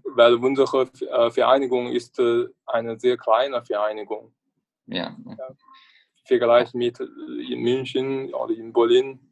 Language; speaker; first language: German; non-native, learner; Chinese